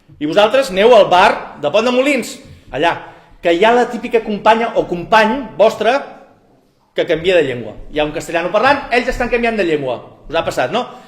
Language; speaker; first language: Catalan; native; Catalan